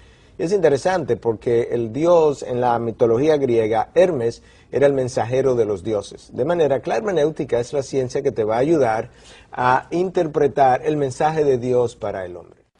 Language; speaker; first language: Spanish; native; Spanish